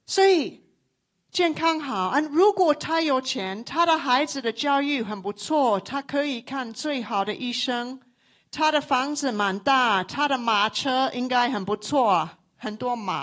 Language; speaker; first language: Chinese; non-native, local second language; English